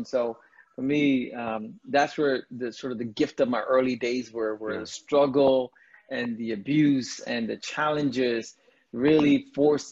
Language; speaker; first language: English; non-native, local second language; Tamil